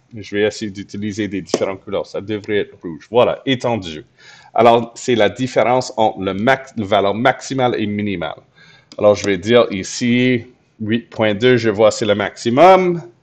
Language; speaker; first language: French; non-native, fluent; English